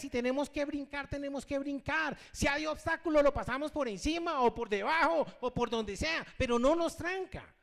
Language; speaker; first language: Spanish; native; Spanish